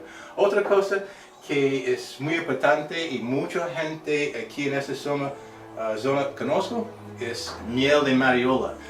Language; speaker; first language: Spanish; non-native, fluent; English